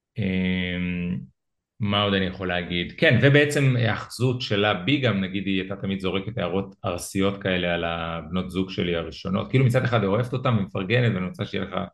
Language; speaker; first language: Hebrew; early bilingual, other home language; Russian